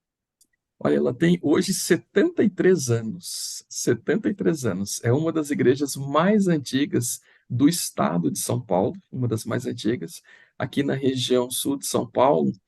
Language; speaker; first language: Portuguese; native; Portuguese